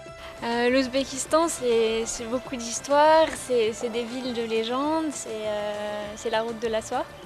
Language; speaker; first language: French; native; French